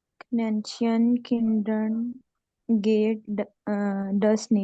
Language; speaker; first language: German; non-native, learner; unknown